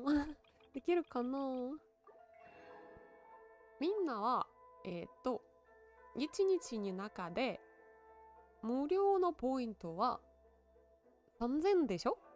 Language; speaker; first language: Japanese; non-native, learner; Russian